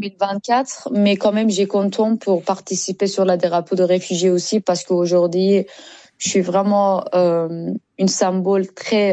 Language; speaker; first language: French; non-native, learner; Persian